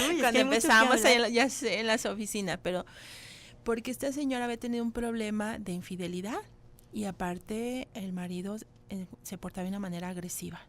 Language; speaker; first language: Spanish; native; Spanish